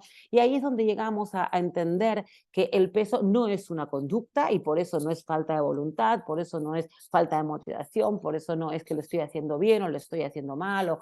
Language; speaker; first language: Spanish; native; Spanish